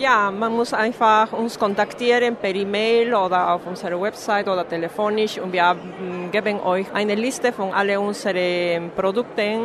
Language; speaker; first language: German; non-native, fluent; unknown